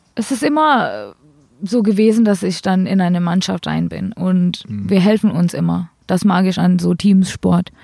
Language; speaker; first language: German; non-native, fluent; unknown